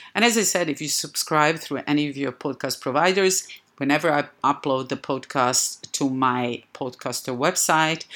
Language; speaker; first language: English; non-native, fluent; Serbian